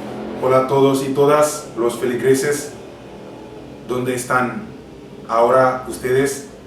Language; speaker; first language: Spanish; non-native, fluent; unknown